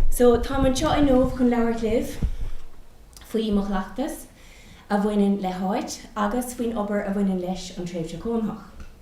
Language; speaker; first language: Irish; non-native, local second language; English